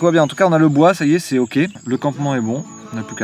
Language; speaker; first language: French; native; French